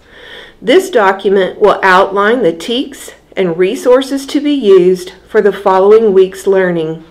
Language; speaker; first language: English; native; English